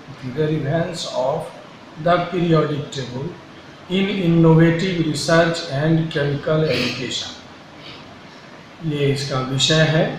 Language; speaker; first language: Hindi; native; Hindi